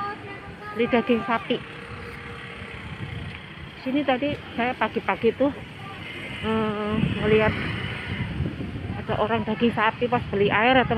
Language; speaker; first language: Indonesian; native; Indonesian